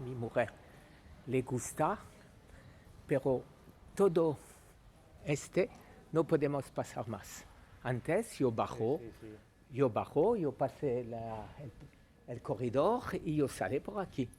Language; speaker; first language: Spanish; non-native, learner; French